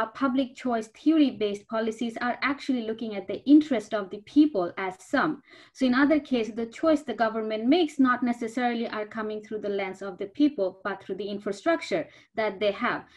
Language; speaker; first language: English; non-native, local second language; Bangla